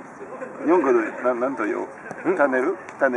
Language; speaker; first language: Japanese; non-native, learner; French